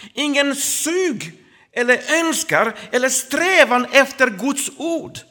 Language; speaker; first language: Swedish; non-native, fluent; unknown